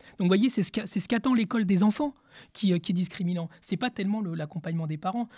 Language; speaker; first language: French; early bilingual, other home language; Spanish